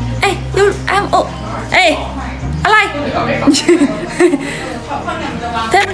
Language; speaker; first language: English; non-native, learner; Thai